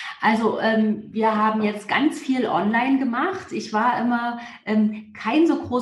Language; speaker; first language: German; native; German